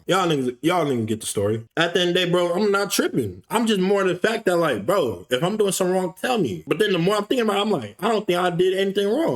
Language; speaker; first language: English; native; English